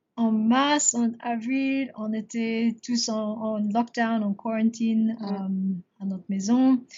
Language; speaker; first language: French; non-native, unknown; English